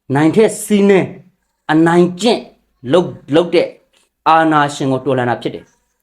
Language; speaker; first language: Burmese; non-native, local second language; Rohingya